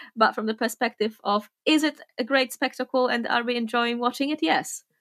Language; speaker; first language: English; non-native, fluent; Polish